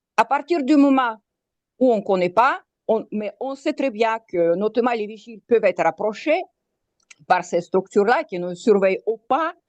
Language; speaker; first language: French; non-native, fluent; Russian